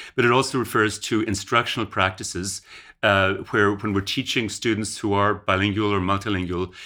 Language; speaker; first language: English; native; English